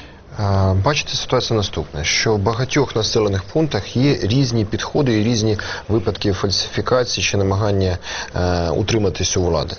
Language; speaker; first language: Ukrainian; native; Ukrainian